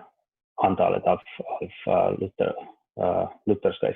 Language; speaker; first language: Swedish; non-native, learner; Finnish